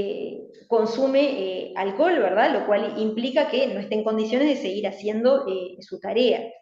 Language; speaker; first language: Spanish; native; Spanish